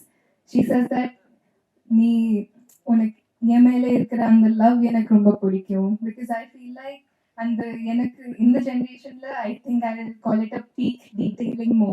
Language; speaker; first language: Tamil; non-native, local second language; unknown